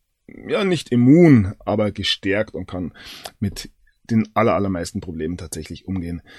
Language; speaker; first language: German; native; German